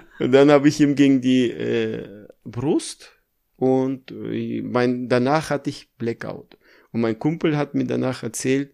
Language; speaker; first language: German; early bilingual, other home language; Russian